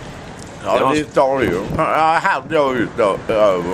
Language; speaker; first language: Swedish; native; Swedish